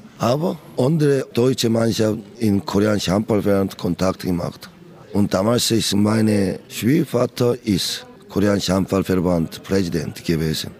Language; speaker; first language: German; non-native, learner; Korean